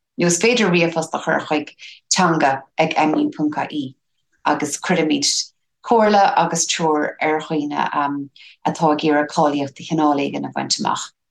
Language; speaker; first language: Irish; native; Irish